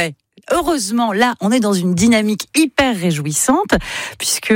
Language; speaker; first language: French; native; French